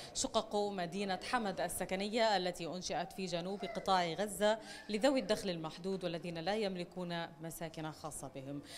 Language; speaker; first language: Arabic; native; Arabic